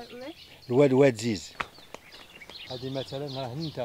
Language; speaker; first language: Arabic; native; Arabic